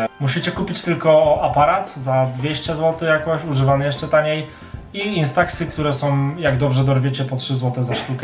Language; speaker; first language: Polish; native; Polish